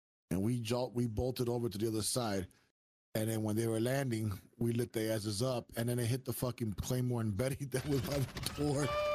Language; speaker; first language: English; early bilingual, other home language; Spanish